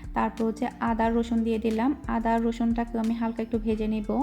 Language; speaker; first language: Bangla; native; Bangla